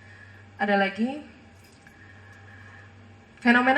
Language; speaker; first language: Indonesian; native; Indonesian